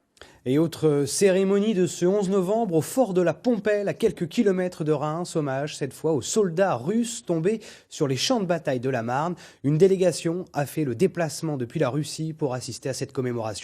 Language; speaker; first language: French; native; French